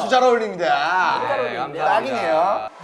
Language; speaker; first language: Korean; native; Korean